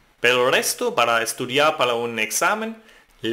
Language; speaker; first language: Spanish; non-native, fluent; German